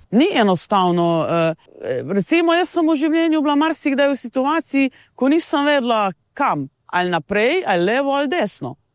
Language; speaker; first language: Slovenian; non-native, local second language; Romany